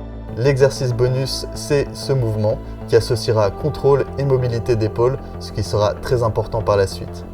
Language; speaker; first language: French; native; French